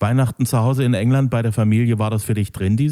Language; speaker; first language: German; native; German